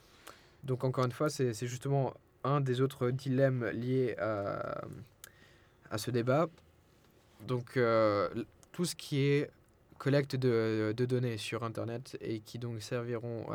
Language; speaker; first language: French; non-native, fluent; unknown